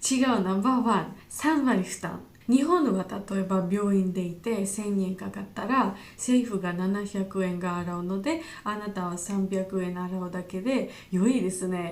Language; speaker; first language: Japanese; non-native, learner; Georgian